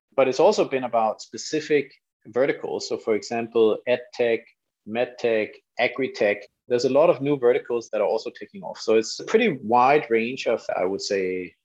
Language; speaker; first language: English; non-native, fluent; Danish